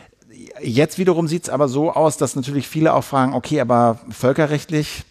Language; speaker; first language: German; native; German